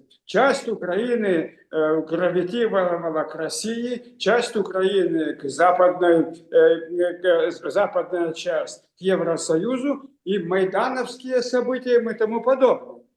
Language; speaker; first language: Russian; non-native, local second language; Lithuanian